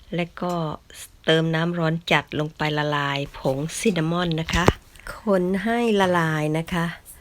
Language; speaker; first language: Thai; native; Thai